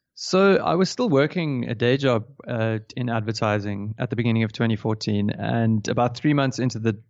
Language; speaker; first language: English; native; English